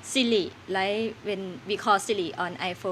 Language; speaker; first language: English; non-native, learner; Thai